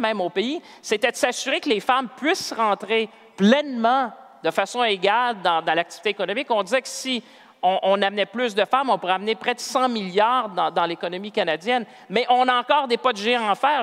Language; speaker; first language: French; native; French